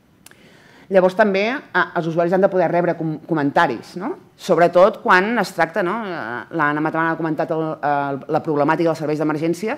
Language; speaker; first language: Catalan; native; Catalan